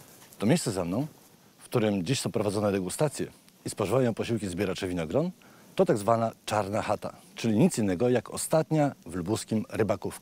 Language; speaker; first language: Polish; native; Polish